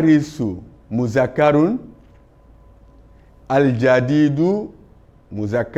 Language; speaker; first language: Arabic; non-native, fluent; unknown